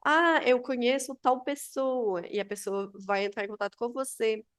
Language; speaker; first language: Portuguese; non-native, fluent; Spanish